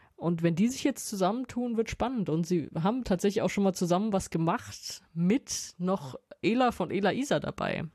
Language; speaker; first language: German; native; German